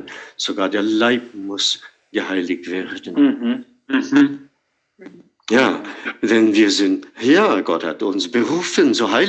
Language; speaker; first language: German; non-native, fluent; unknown